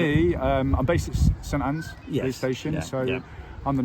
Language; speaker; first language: English; native; English